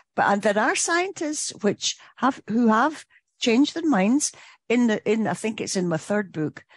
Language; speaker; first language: English; native; English